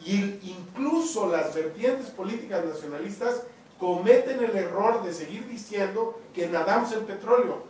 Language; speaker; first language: Spanish; native; Spanish